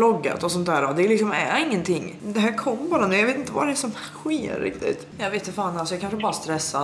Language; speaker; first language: Swedish; native; Swedish